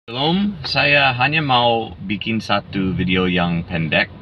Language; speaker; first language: Indonesian; non-native, fluent; English